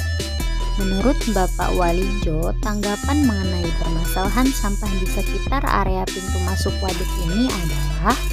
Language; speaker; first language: Malay; native; Malay